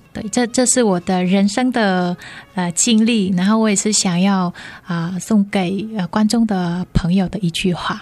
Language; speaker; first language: Chinese; non-native, fluent; Vietnamese